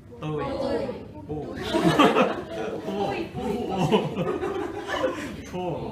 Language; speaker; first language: Chinese; non-native, learner; Thai